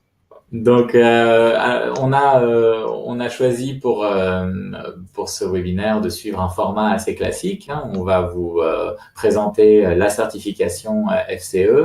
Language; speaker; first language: French; native; French